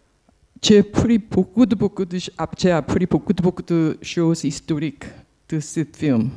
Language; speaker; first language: French; non-native, learner; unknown